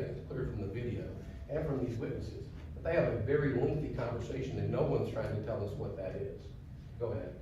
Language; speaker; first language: English; native; English